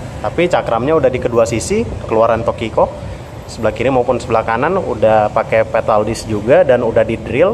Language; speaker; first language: Indonesian; native; Indonesian